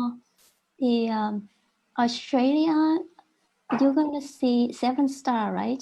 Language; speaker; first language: English; non-native, learner; Vietnamese